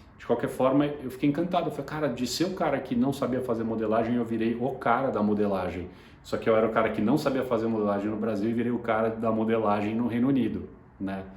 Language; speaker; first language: Portuguese; native; Portuguese